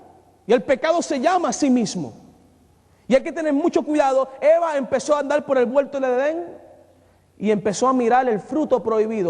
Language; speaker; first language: Spanish; native; Spanish